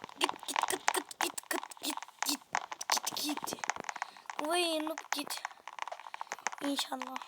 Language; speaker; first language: Turkish; native; Turkish